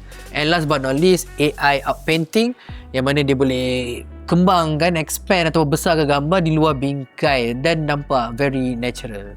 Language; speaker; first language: Malay; native; Malay